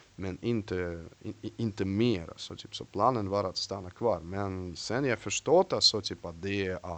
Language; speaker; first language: Swedish; non-native, fluent; Russian